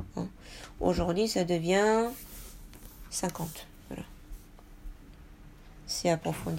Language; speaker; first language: French; non-native, fluent; Japanese